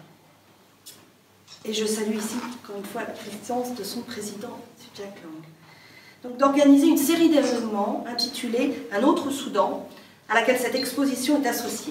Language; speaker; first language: French; native; French